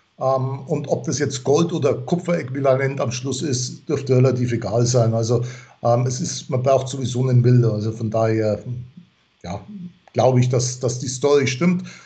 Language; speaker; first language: German; non-native, fluent; English